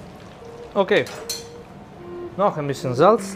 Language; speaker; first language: German; non-native, learner; Italian